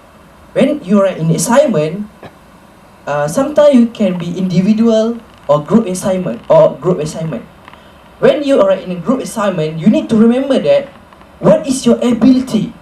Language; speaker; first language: English; non-native, local second language; Malay